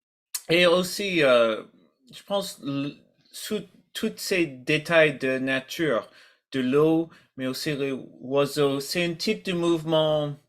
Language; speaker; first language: French; non-native, learner; English